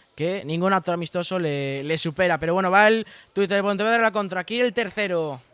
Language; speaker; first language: Spanish; non-native, local second language; Galician